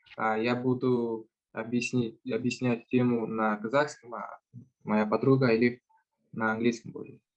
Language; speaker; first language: Russian; non-native, local second language; Kazakh